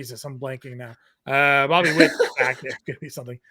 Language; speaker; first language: English; native; English